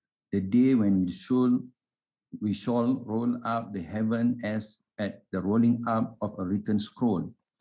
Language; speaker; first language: English; non-native, local second language; Malay